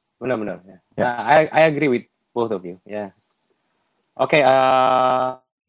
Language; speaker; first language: English; non-native, fluent; Indonesian